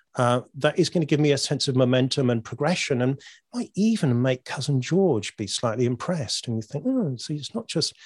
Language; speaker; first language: English; native; English